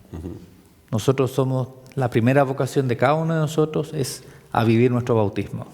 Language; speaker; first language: Spanish; native; Spanish